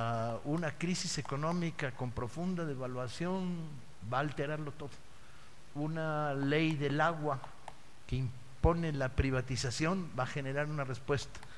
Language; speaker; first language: Spanish; native; Spanish